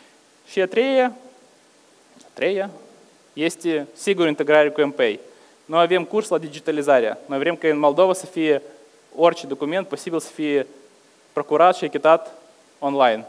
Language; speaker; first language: Romanian; non-native, local second language; Russian